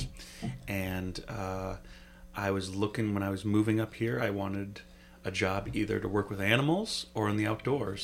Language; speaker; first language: English; native; English